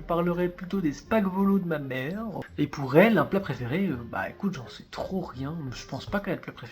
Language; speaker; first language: French; native; French